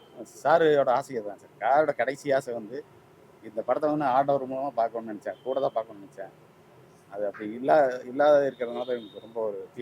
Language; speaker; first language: Tamil; native; Tamil